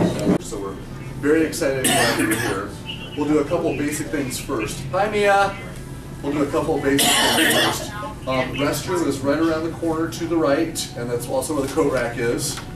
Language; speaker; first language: English; native; English